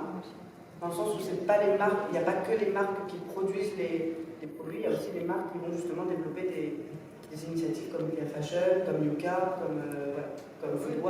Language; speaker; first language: French; native; French